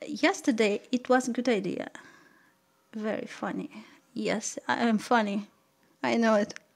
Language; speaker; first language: English; non-native, learner; Russian